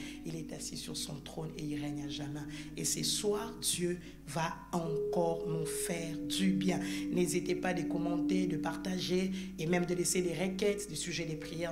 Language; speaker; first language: French; non-native, local second language; Lingala